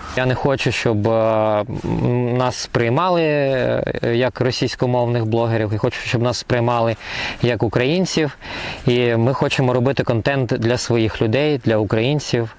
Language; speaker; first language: Ukrainian; non-native, local second language; Russian